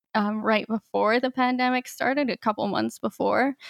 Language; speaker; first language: English; native; English